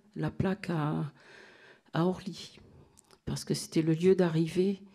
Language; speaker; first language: French; native; French